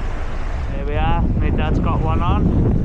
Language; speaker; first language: English; native; English